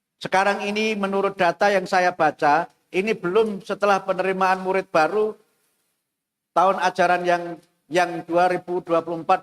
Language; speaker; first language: Indonesian; non-native, local second language; Javanese